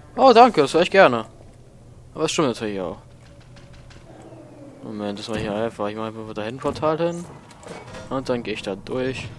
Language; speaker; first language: German; native; German